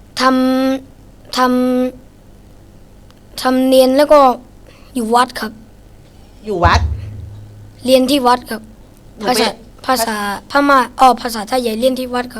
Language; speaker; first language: Thai; non-native, learner; Shan